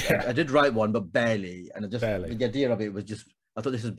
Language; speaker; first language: English; native; English